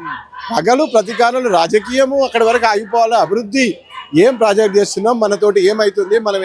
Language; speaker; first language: Telugu; native; Telugu